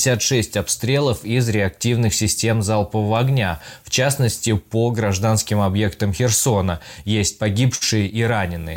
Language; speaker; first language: Russian; native; Russian